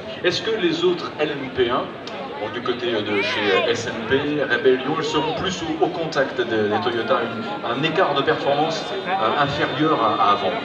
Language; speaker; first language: French; native; French